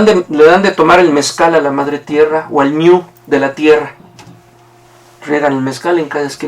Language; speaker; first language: Spanish; native; Spanish